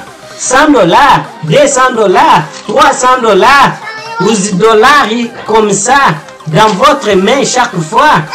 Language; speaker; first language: French; non-native, learner; Portuguese